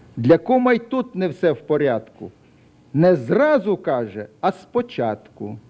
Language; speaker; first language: Ukrainian; native; Ukrainian